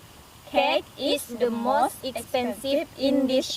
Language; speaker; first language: English; non-native, learner; Indonesian